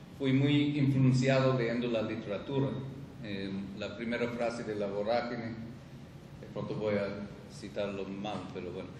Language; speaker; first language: Spanish; non-native, fluent; English